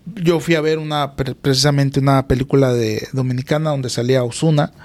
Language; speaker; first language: Spanish; native; Spanish